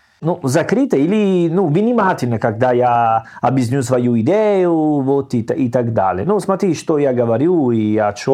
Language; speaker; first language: Russian; non-native, learner; Italian